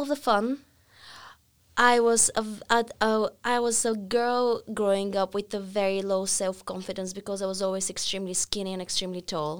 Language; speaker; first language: English; non-native, fluent; Bulgarian